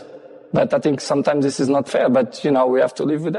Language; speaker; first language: English; non-native, fluent; Portuguese